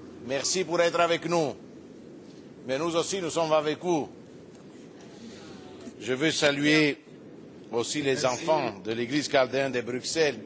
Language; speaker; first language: French; non-native, fluent; Italian